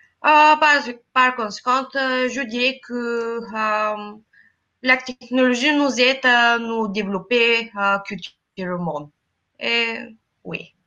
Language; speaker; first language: French; non-native, learner; Bulgarian